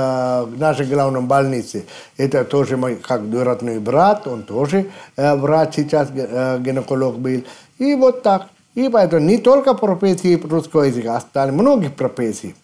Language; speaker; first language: Russian; non-native, fluent; Sinhala